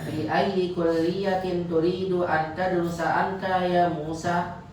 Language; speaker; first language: Arabic; non-native, fluent; Indonesian